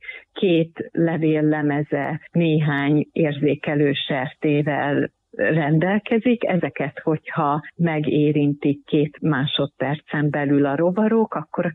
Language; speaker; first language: Hungarian; native; Hungarian